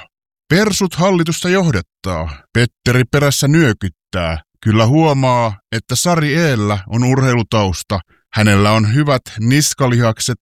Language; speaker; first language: Finnish; native; Finnish